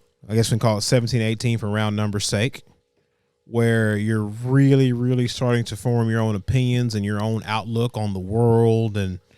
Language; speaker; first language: English; native; English